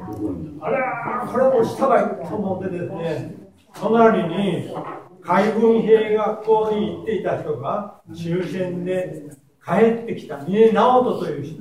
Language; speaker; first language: Japanese; native; Japanese